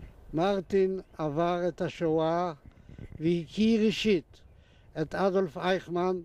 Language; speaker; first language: Hebrew; non-native, fluent; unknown